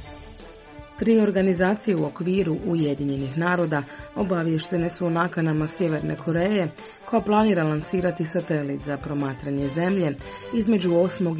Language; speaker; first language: Croatian; native; Croatian